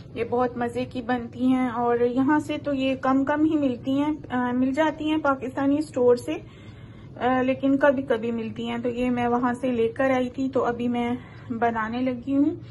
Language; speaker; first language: Urdu; non-native, local second language; Punjabi